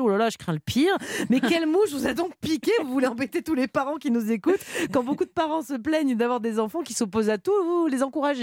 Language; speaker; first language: French; native; French